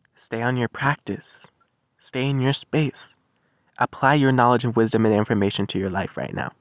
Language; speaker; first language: English; native; English